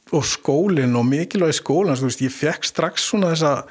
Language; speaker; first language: Icelandic; native; Icelandic